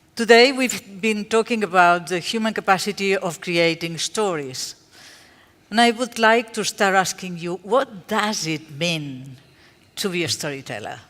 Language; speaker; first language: English; non-native, fluent; Catalan